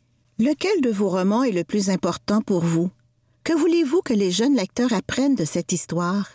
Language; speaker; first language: French; native; French